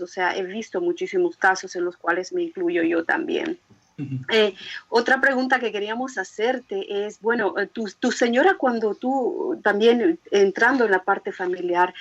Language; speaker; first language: Spanish; native; Spanish